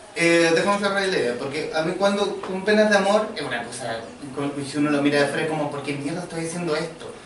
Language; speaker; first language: Spanish; native; Spanish